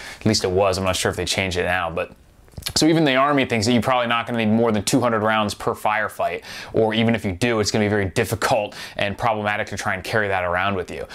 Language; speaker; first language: English; native; English